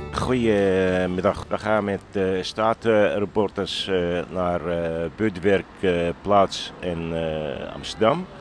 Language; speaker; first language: Dutch; non-native, learner; Arabic